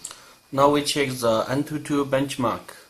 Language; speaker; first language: English; non-native, learner; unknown